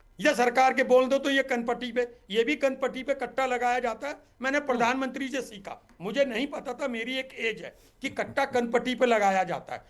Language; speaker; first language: Hindi; native; Hindi